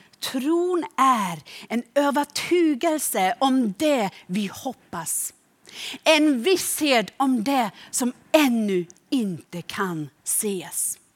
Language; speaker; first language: Swedish; non-native, fluent; German